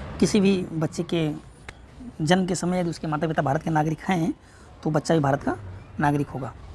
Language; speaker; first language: Hindi; native; Hindi